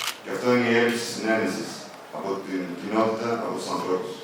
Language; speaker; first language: Greek; native; Greek